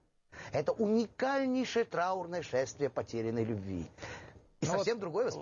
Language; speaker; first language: Russian; native; Russian